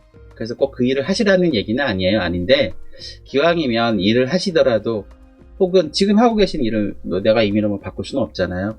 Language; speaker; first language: Korean; native; Korean